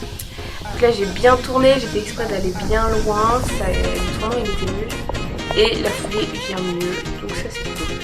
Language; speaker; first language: French; native; French